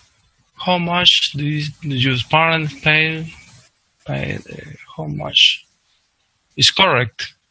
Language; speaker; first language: English; non-native, learner; Spanish